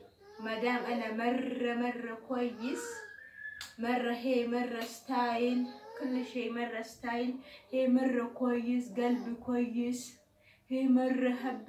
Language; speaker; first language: Arabic; non-native, learner; Oromo